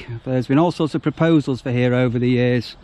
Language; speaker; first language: English; native; English